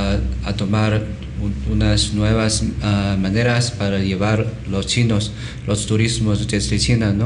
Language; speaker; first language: Spanish; non-native, learner; Chinese